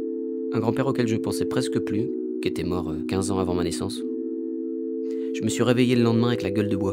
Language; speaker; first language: French; native; French